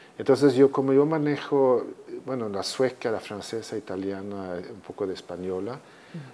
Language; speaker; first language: Spanish; non-native, fluent; Swedish